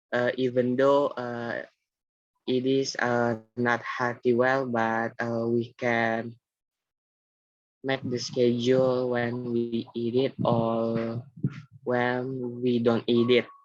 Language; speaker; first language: English; non-native, learner; Indonesian